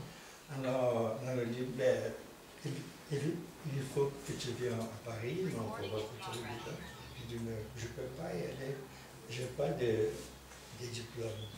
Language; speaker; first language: French; non-native, fluent; Portuguese